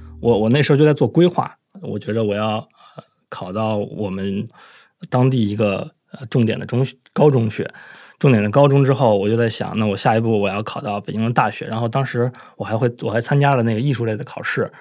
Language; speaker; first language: Chinese; native; Chinese